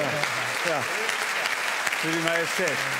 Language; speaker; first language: German; native; German